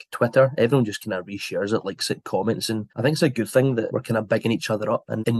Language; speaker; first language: English; native; English